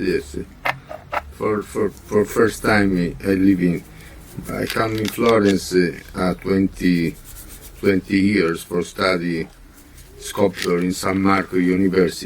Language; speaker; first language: English; non-native, learner; Italian